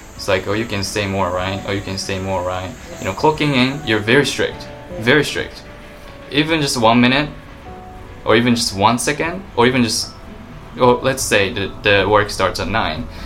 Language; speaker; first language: English; non-native, fluent; Japanese